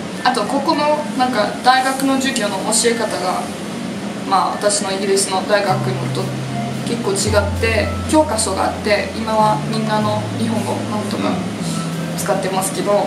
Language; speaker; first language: Japanese; non-native, fluent; English